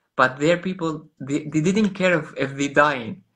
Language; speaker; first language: English; non-native, learner; Arabic